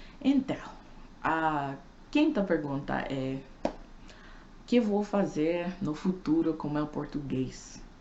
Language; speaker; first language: Portuguese; non-native, learner; English